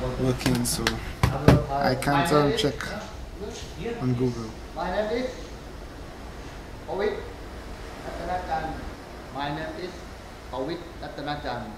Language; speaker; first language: English; non-native, fluent; Hindi